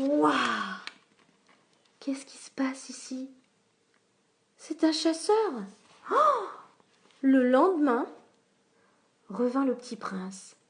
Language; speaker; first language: French; native; French